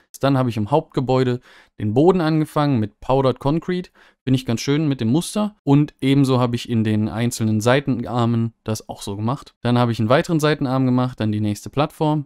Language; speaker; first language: German; native; German